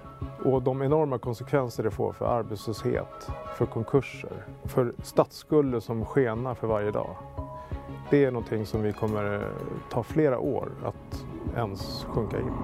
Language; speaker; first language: Swedish; native; Swedish